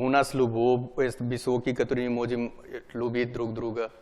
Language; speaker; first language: Russian; non-native, learner; Hindi